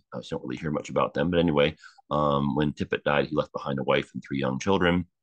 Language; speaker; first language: English; native; English